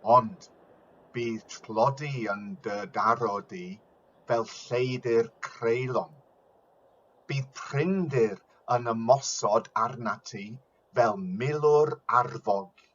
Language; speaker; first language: Welsh; non-native, local second language; English